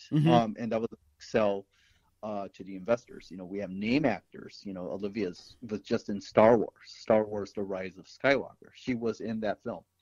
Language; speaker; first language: English; native; English